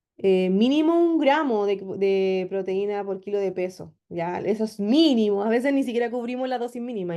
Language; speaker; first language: Spanish; native; Spanish